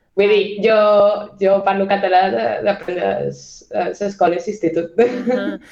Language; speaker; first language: Catalan; non-native, local second language; Spanish